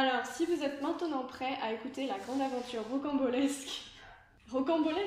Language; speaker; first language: French; native; French